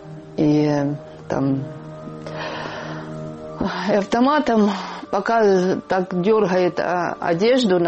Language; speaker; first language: Russian; non-native, local second language; Ukrainian